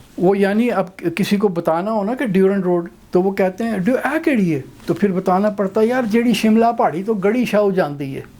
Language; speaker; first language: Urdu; non-native, local second language; Punjabi